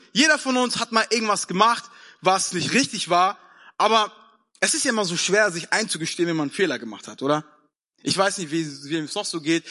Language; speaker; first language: German; early bilingual, other home language; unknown